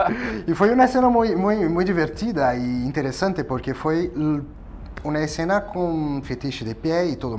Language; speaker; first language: Spanish; non-native, fluent; Portuguese